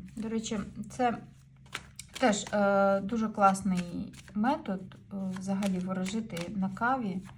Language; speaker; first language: Ukrainian; non-native, local second language; Russian